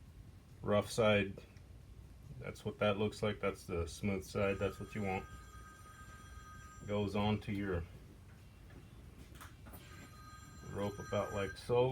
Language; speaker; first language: English; native; English